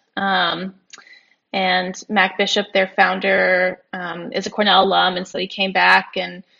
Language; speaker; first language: English; native; English